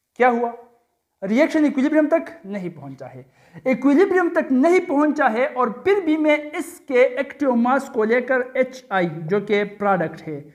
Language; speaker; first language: Urdu; non-native, local second language; Pashto